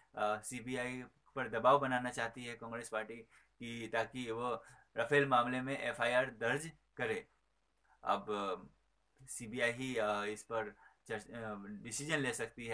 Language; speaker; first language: Hindi; native; Hindi